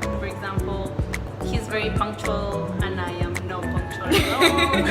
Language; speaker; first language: English; non-native, fluent; Spanish